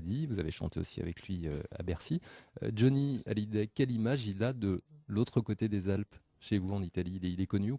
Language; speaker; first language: French; native; French